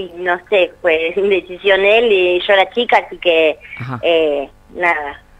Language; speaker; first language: Spanish; native; Spanish